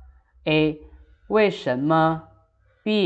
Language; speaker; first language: Chinese; non-native, fluent; Lao